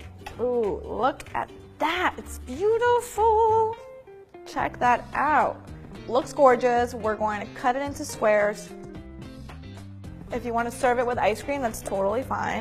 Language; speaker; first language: English; native; English